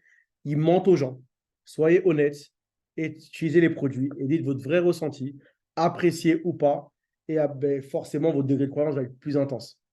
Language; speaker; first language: French; native; French